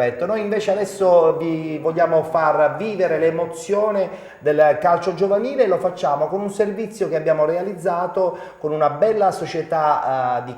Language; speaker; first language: Italian; native; Italian